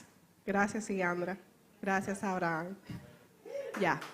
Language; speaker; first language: Spanish; native; Spanish